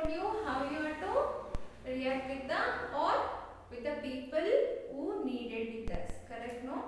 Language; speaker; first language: English; non-native, local second language; Kannada